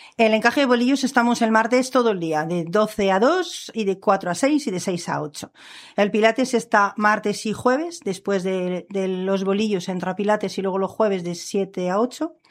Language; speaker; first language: Spanish; non-native, fluent; French